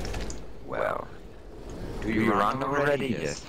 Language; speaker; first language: English; non-native, learner; German